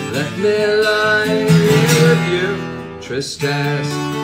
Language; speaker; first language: English; native; English